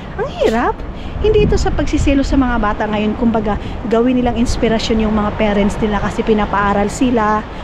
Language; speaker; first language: Filipino; non-native, local second language; Cebuano